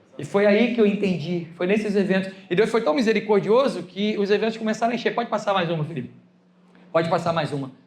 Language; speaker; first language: Portuguese; native; Portuguese